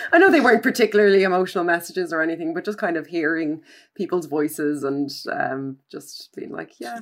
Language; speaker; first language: English; native; English